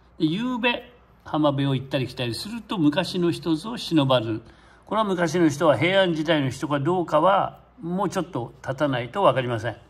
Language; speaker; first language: Japanese; native; Japanese